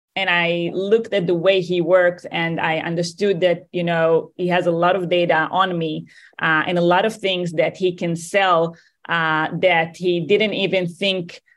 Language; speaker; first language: English; non-native, fluent; Hebrew